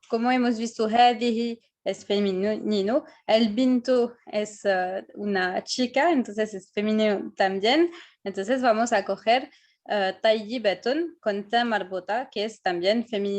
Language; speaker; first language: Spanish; non-native, fluent; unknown